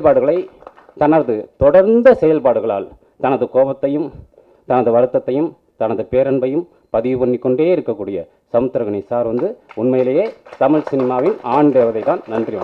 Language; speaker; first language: Tamil; native; Tamil